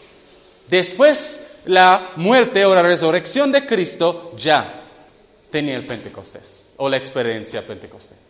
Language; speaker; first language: Spanish; non-native, fluent; English